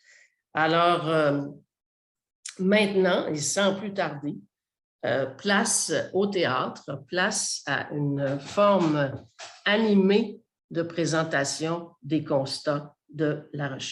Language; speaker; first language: French; native; French